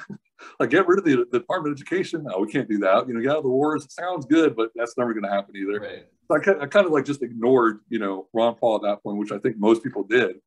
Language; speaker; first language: English; native; English